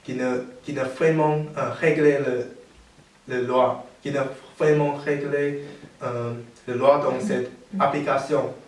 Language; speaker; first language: French; non-native, learner; Chinese